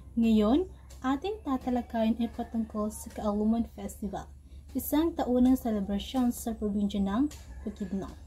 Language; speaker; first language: Filipino; non-native, local second language; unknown